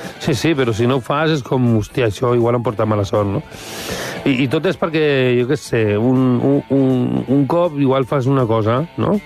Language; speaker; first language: Catalan; non-native, local second language; Spanish